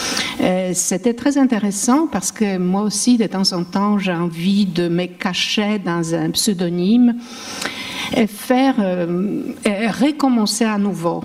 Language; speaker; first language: French; non-native, fluent; Polish